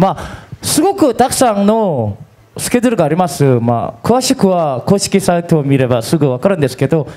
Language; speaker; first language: Japanese; non-native, fluent; Korean